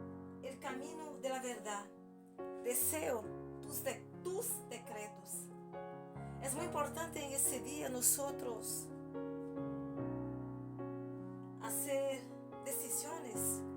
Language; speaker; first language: Spanish; non-native, learner; Portuguese